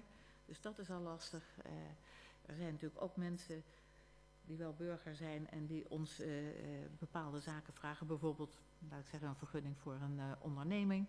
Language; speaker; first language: Dutch; native; Dutch